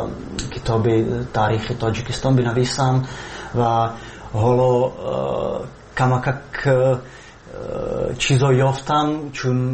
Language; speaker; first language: Persian; non-native, learner; Czech